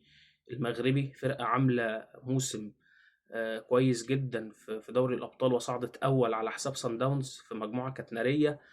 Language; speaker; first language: Arabic; native; Arabic